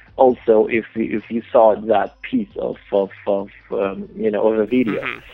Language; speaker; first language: English; non-native, fluent; Polish